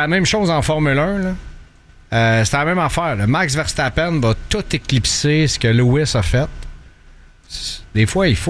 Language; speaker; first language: French; native; French